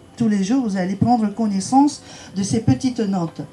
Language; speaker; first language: French; native; French